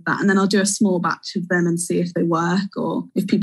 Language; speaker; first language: English; native; English